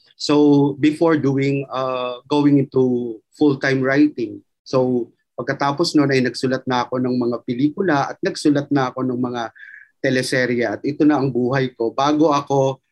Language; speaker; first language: Filipino; non-native, local second language; Waray